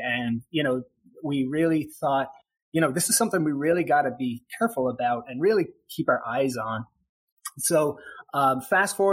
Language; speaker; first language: English; native; English